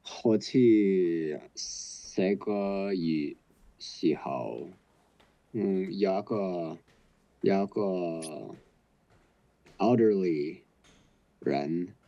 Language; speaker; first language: Cantonese; early bilingual, heritage; Cantonese